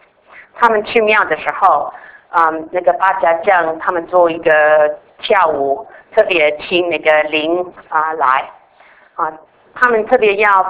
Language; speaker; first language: Chinese; non-native, fluent; English